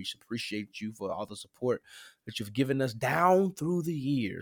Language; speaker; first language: English; native; English